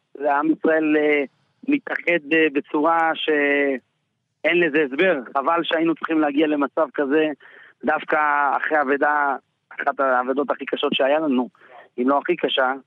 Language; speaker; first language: Hebrew; native; Hebrew